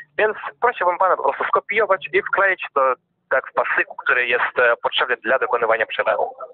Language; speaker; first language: Polish; non-native, fluent; Russian